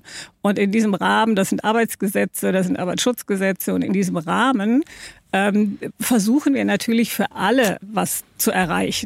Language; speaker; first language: German; native; German